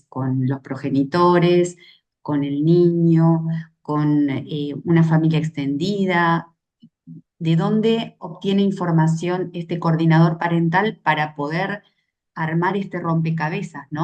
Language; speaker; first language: Spanish; native; Spanish